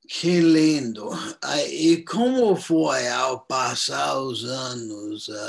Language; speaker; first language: Portuguese; non-native, fluent; English